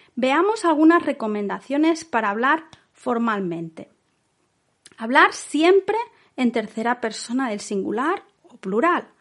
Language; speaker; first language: Spanish; native; Spanish